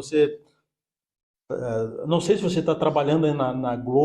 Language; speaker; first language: Portuguese; native; Portuguese